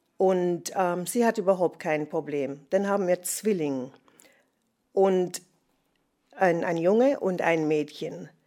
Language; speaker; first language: German; non-native, fluent; English